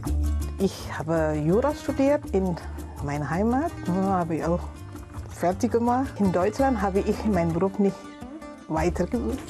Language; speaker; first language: German; non-native, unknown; Indonesian